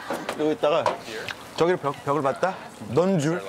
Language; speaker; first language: Korean; native; Korean